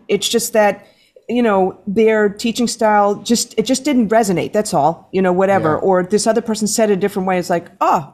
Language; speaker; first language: English; native; English